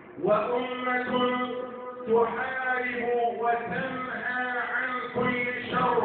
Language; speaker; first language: Arabic; native; Arabic